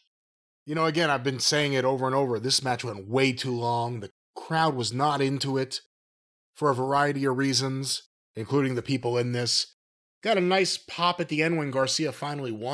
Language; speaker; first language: English; native; English